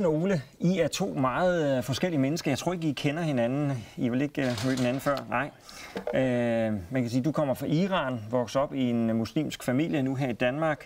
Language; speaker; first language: Danish; native; Danish